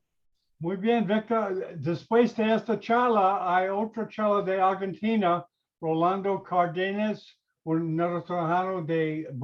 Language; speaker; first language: Spanish; non-native, learner; English